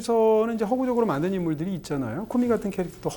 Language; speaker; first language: Korean; native; Korean